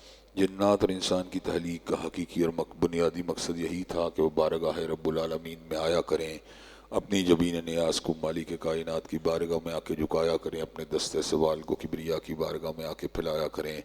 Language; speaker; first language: Urdu; native; Urdu